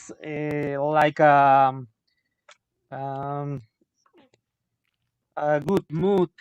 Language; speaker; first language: English; non-native, local second language; Spanish